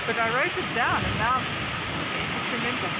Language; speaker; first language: English; non-native, local second language; Afrikaans